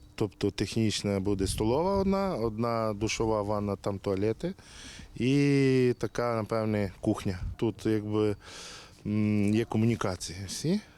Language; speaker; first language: Ukrainian; native; Ukrainian